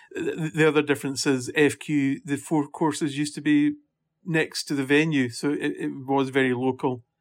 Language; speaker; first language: English; native; English